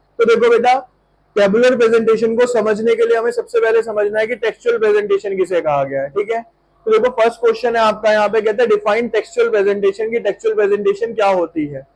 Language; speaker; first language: Hindi; native; Hindi